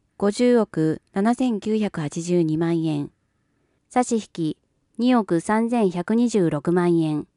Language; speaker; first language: Japanese; native; Japanese